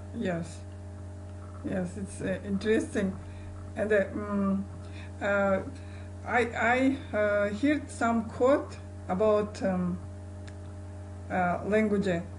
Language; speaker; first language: English; non-native, learner; Kazakh